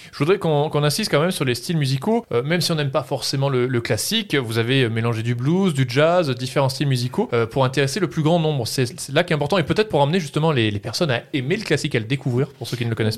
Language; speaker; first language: French; native; French